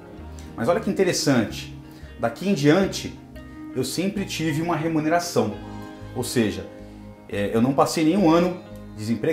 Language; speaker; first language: Portuguese; native; Portuguese